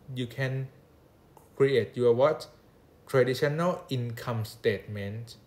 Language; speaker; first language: English; non-native, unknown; Thai